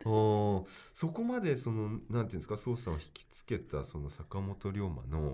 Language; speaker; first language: Japanese; native; Japanese